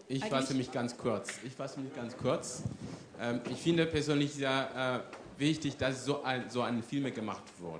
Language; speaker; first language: German; non-native, fluent; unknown